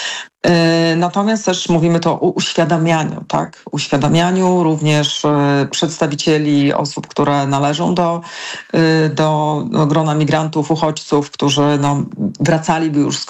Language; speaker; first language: Polish; native; Polish